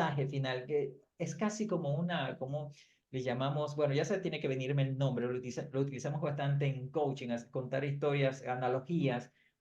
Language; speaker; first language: Spanish; native; Spanish